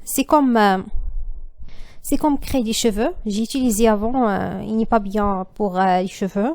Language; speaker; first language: French; non-native, learner; Arabic